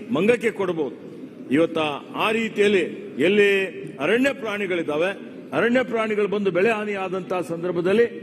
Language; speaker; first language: Kannada; native; Kannada